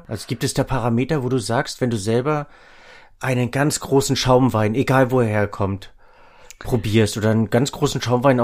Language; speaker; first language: German; native; German